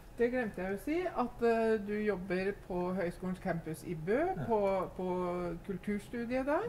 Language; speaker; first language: Norwegian; native; Norwegian